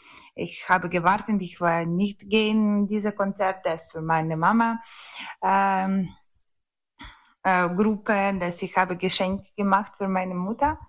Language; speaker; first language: German; non-native, learner; Ukrainian